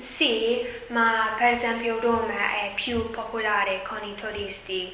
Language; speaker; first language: Italian; non-native, learner; English